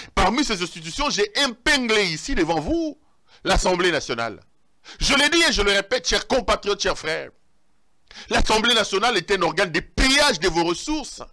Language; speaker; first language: French; non-native, local second language; Lingala